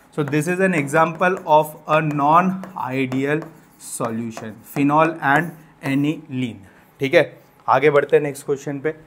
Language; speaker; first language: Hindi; non-native, local second language; Gujarati